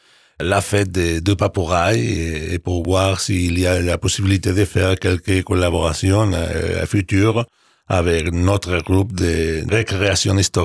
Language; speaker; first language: French; non-native, learner; Spanish